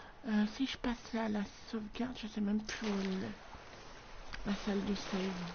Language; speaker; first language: French; native; French